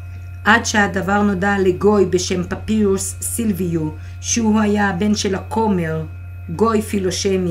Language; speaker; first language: Hebrew; non-native, fluent; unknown